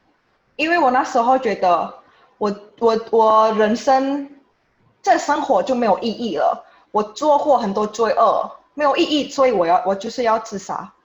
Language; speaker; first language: Chinese; non-native, fluent; Indonesian